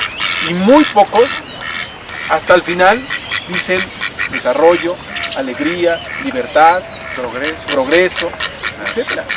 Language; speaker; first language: Spanish; native; Spanish